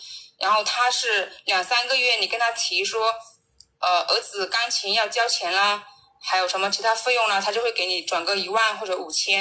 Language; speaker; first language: Chinese; native; Chinese